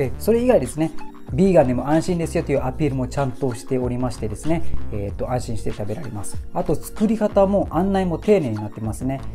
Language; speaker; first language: Japanese; non-native, fluent; Malay